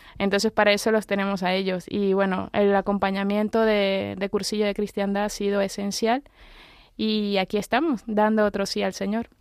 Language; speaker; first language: Spanish; native; Spanish